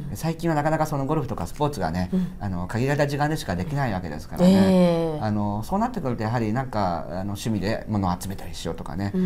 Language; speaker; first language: Japanese; native; Japanese